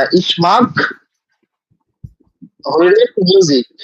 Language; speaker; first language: German; non-native, learner; Bangla